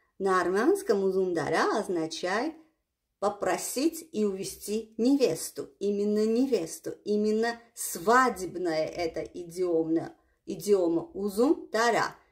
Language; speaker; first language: Russian; non-native, local second language; Armenian